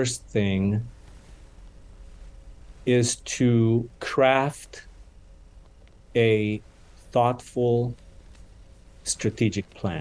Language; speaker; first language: English; non-native, fluent; Romanian